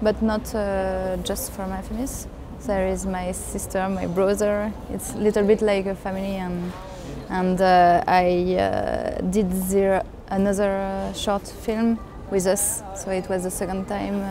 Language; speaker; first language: English; non-native, learner; French